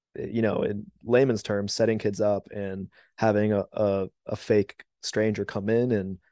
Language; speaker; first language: English; native; English